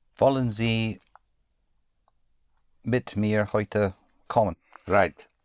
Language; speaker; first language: German; non-native, learner; English